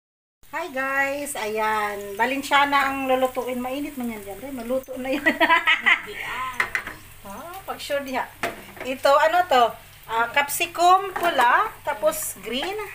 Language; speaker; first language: Filipino; non-native, local second language; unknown